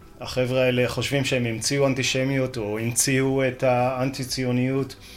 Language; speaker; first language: Hebrew; native; Hebrew